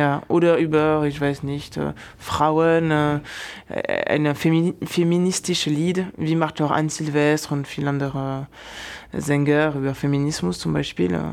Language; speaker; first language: German; non-native, fluent; French